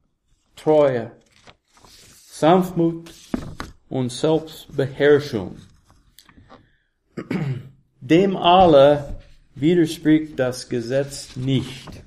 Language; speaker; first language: German; non-native, learner; English